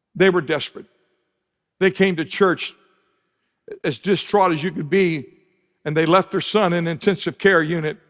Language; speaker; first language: English; native; English